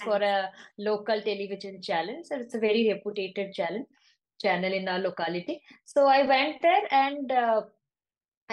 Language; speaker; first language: English; non-native, local second language; Odia